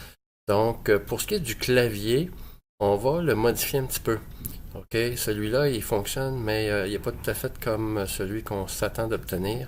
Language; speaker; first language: French; native; French